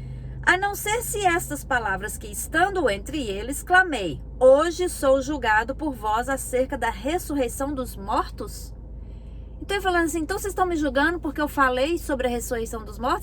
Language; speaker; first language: Portuguese; native; Portuguese